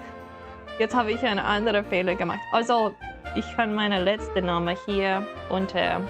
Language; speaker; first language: German; non-native, learner; English